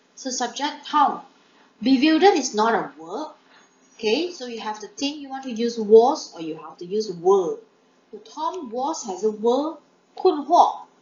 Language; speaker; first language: English; non-native, local second language; Chinese